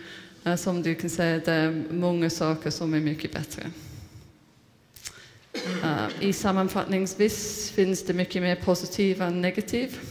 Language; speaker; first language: Swedish; non-native, fluent; English